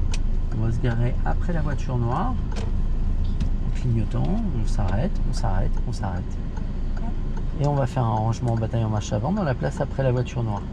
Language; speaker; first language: French; native; French